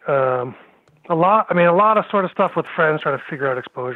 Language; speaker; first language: English; native; English